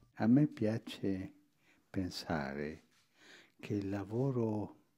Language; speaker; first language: Italian; non-native, fluent; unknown